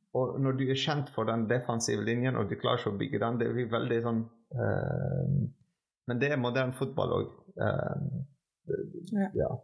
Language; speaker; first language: Norwegian; non-native, fluent; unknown